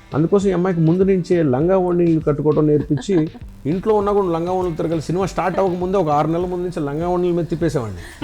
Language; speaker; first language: Telugu; native; Telugu